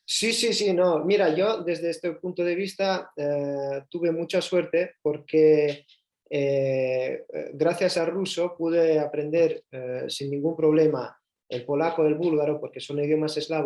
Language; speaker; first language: Spanish; early bilingual, heritage; Spanish